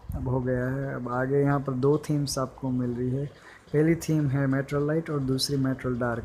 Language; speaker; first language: Hindi; non-native, local second language; Gujarati